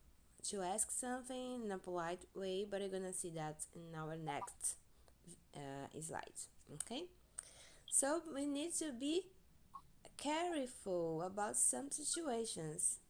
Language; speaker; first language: English; non-native, fluent; Portuguese